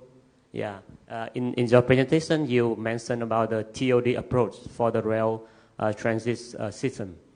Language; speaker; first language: English; non-native, learner; Vietnamese